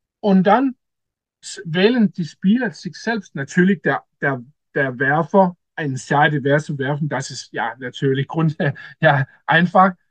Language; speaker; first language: German; non-native, learner; Danish